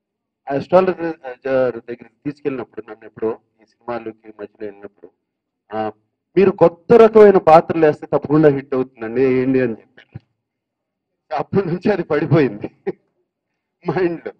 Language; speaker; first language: Telugu; native; Telugu